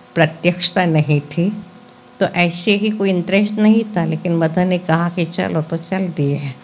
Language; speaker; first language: Hindi; non-native, local second language; Gujarati